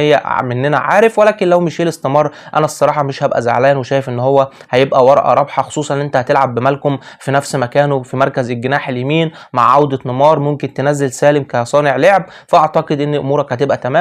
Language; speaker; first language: Arabic; native; Arabic